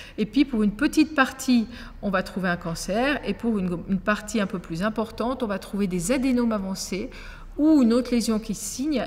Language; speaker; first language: French; native; French